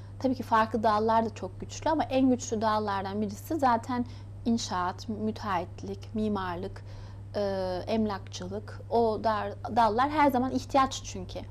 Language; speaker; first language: Turkish; early bilingual, heritage; Turkish